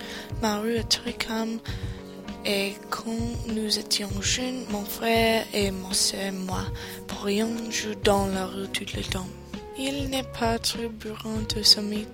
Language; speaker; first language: French; non-native, learner; English